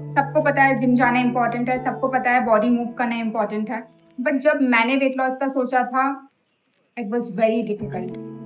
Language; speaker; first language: Hindi; non-native, local second language; Bangla